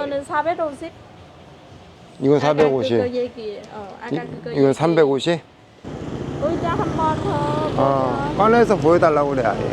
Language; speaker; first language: Korean; native; Korean